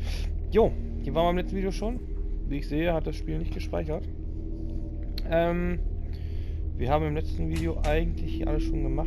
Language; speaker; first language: German; native; German